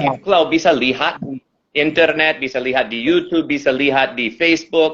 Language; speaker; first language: Indonesian; non-native, fluent; English